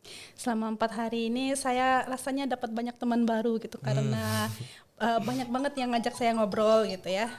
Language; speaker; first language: Indonesian; non-native, fluent; Japanese